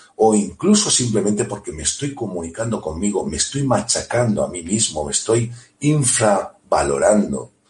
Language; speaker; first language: Spanish; native; Spanish